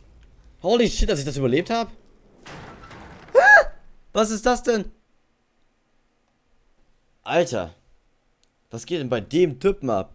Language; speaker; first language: German; native; German